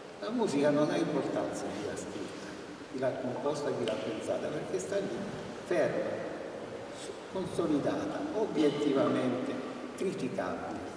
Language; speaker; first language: Italian; native; Italian